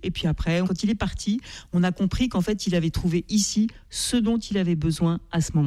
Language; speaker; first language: French; native; French